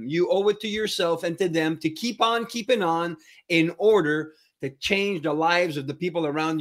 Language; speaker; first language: English; non-native, fluent; French